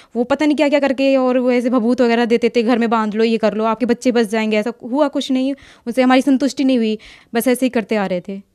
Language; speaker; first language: Hindi; native; Hindi